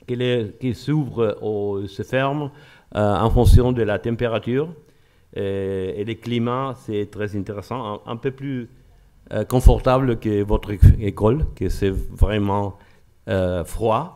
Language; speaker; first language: French; non-native, learner; Spanish